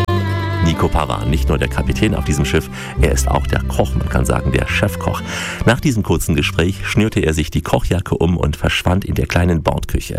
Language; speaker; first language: German; native; German